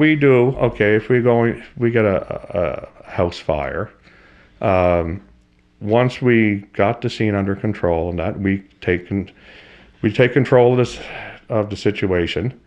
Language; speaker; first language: English; native; English